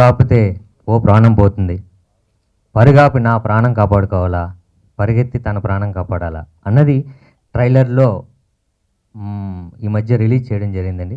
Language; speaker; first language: Telugu; native; Telugu